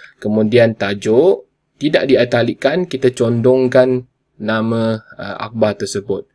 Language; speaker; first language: Malay; non-native, local second language; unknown